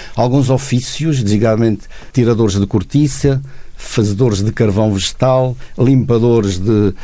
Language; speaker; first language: Portuguese; native; Portuguese